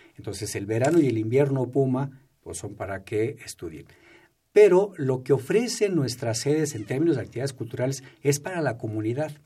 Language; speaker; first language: Spanish; native; Spanish